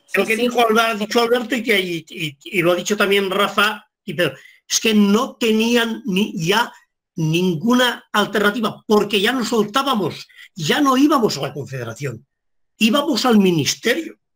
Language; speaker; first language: Spanish; native; Spanish